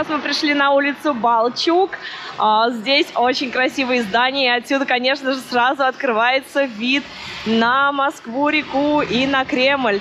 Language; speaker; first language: Russian; native; Russian